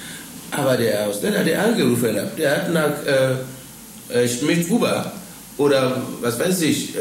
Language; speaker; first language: German; non-native, fluent; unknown